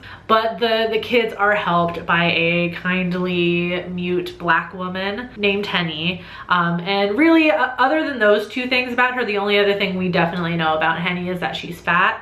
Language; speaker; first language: English; native; English